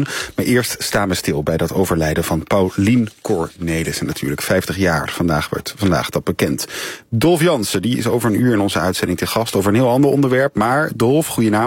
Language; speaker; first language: Dutch; native; Dutch